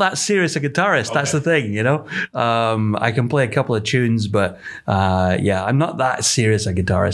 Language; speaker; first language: English; native; English